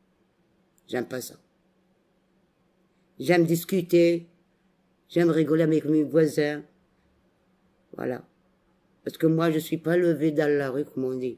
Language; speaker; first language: French; non-native, local second language; Arabic